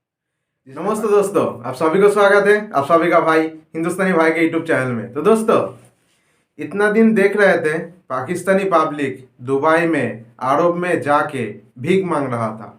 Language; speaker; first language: Hindi; non-native, local second language; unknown